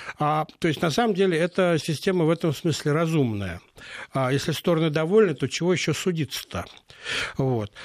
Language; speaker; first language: Russian; native; Russian